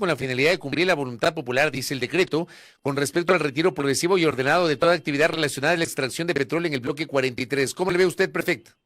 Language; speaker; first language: Spanish; native; Spanish